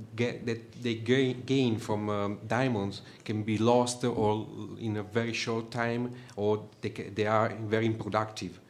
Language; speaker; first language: English; non-native, fluent; Italian